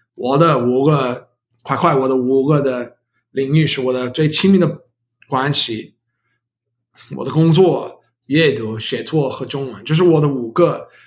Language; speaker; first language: Chinese; non-native, learner; English